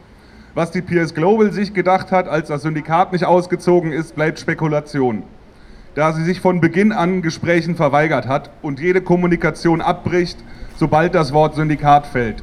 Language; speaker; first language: German; native; German